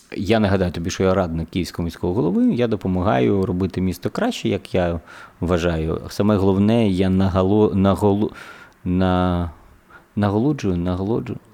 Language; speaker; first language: Ukrainian; native; Ukrainian